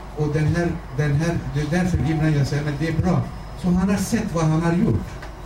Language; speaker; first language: Swedish; non-native, fluent; Kurdish